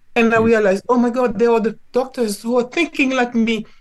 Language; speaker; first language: English; non-native, fluent; Haitian Creole